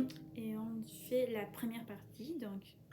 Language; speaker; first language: French; non-native, fluent; Spanish